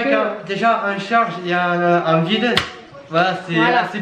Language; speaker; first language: French; native; French